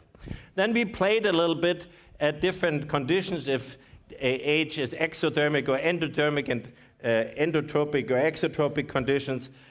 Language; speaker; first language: English; non-native, fluent; German